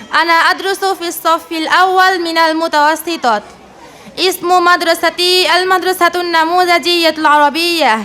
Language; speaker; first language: Arabic; non-native, learner; Bangla